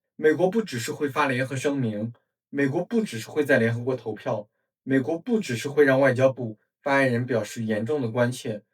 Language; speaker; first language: Chinese; non-native, fluent; English